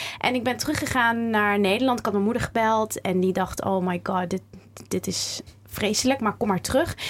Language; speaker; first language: Dutch; early bilingual, other home language; Somali